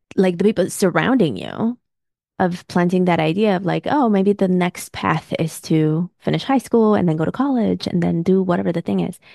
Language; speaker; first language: English; early bilingual, other home language; Spanish